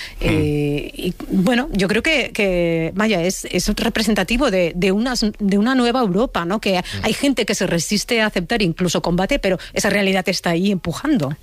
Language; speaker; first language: Spanish; native; Spanish